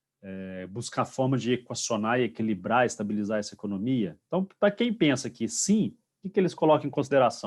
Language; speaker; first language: Portuguese; native; Portuguese